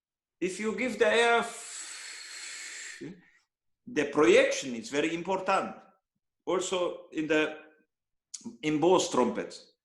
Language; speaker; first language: English; non-native, learner; Hungarian